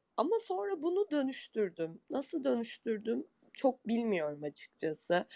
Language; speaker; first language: Turkish; native; Turkish